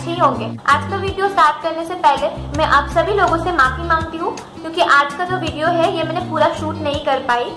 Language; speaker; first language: Hindi; non-native, local second language; Bangla